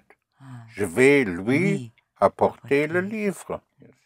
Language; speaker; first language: French; non-native, fluent; English